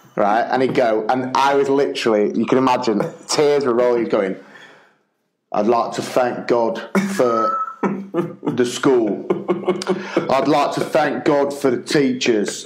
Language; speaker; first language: English; native; English